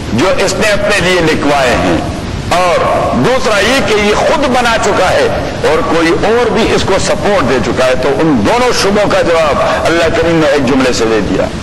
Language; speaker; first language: Urdu; non-native, local second language; Pashto